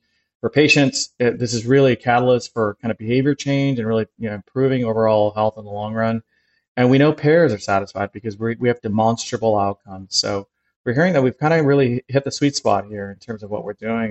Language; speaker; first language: English; native; English